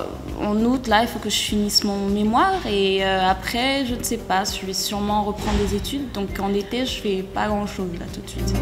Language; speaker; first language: French; native; French